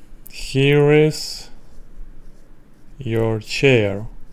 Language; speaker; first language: English; non-native, learner; Russian